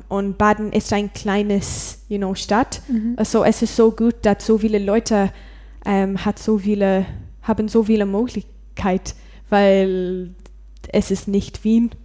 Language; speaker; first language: German; non-native, learner; English